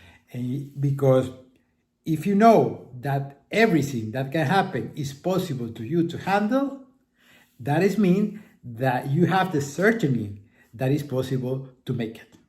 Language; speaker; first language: English; non-native, fluent; Spanish